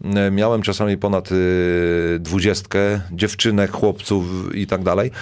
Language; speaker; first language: Polish; native; Polish